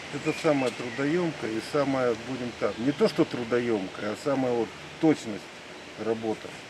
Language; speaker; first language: Russian; native; Russian